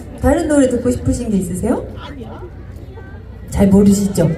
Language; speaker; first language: Korean; native; Korean